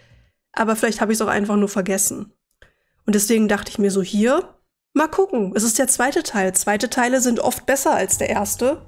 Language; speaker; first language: German; native; German